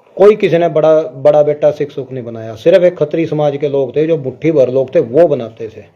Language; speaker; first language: Hindi; non-native, local second language; Punjabi